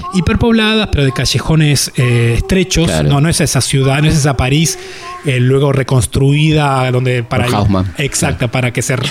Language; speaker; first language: Spanish; native; Spanish